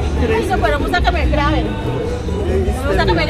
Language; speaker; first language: Spanish; native; Spanish